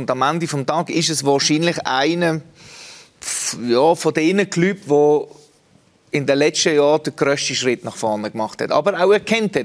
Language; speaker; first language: German; native; German